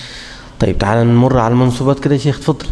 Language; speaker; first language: Arabic; native; Arabic